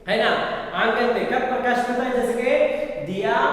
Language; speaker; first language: Hindi; non-native, local second language; Kannada